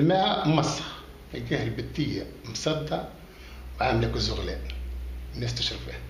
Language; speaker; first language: Arabic; native; Arabic